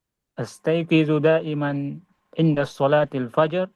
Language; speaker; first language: Arabic; non-native, learner; Indonesian